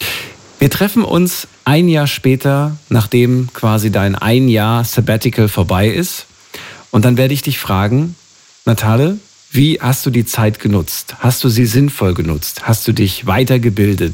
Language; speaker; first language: German; native; German